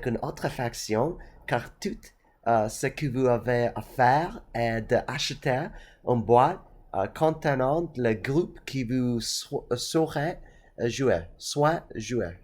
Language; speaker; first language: French; non-native, learner; English